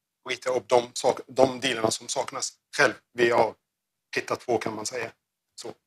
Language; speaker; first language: Swedish; non-native, learner; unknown